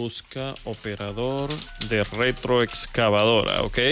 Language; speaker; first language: Spanish; native; Spanish